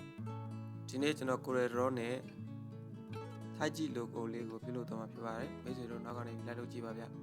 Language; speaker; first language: Burmese; native; Burmese